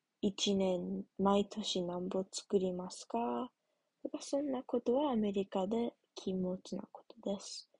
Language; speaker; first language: Japanese; non-native, learner; English